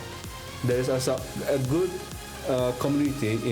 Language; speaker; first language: English; non-native, learner; Indonesian